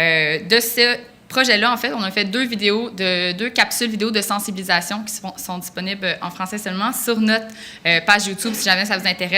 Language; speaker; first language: French; native; French